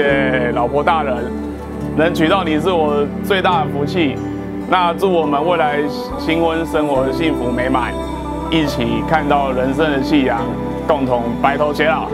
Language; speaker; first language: Chinese; native; Chinese